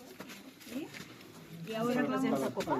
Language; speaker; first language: Spanish; non-native, fluent; Arabic